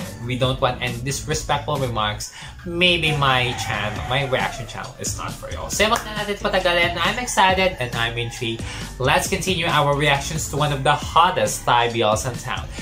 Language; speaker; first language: English; non-native, local second language; Filipino